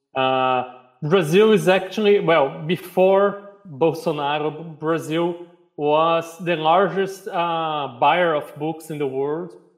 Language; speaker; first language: English; non-native, fluent; Portuguese